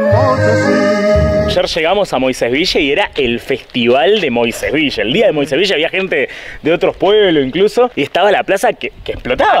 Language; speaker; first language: Spanish; native; Spanish